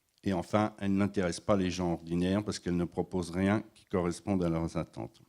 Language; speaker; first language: French; native; French